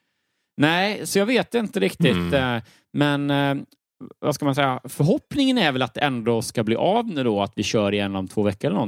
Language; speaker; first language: Swedish; native; Swedish